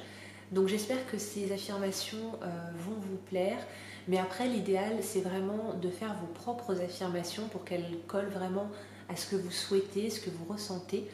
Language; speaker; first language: French; native; French